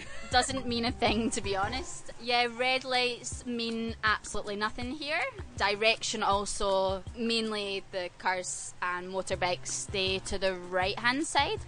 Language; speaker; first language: English; native; English